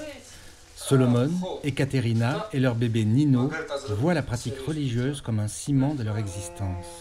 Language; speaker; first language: French; native; French